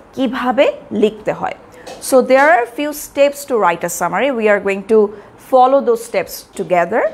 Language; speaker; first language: English; non-native, local second language; Bangla